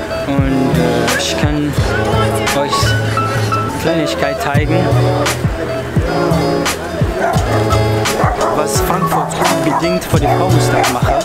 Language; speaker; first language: German; non-native, learner; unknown